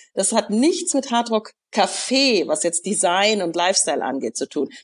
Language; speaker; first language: German; native; German